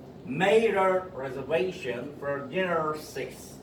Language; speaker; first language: English; non-native, fluent; Korean